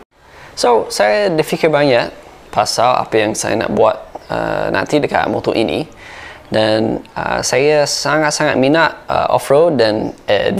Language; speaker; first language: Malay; non-native, fluent; English